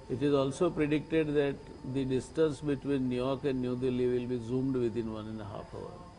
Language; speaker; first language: English; non-native, local second language; Gujarati